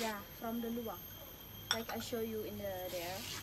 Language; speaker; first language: English; non-native, learner; Indonesian